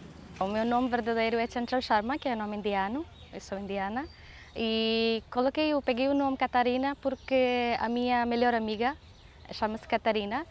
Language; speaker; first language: Portuguese; non-native, fluent; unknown